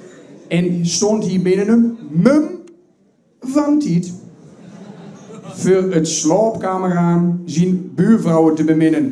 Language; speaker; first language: Dutch; native; Dutch